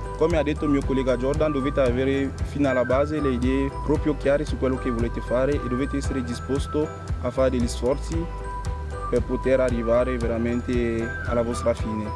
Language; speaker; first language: Italian; non-native, fluent; French